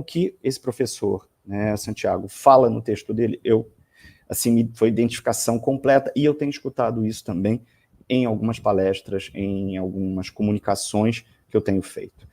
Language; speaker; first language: Portuguese; native; Portuguese